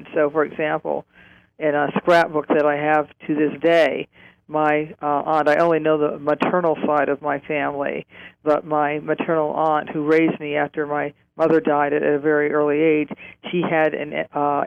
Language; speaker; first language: English; native; English